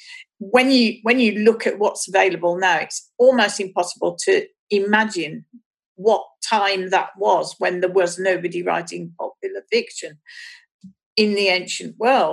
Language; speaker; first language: English; native; English